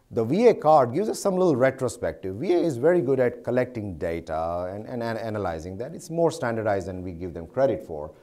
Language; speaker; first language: English; non-native, local second language; Gujarati